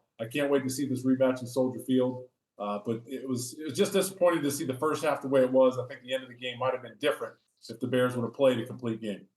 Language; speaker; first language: English; native; English